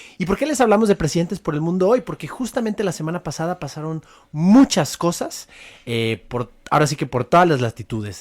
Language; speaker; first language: Spanish; native; Spanish